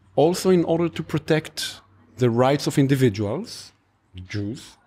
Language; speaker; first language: English; non-native, fluent; Hebrew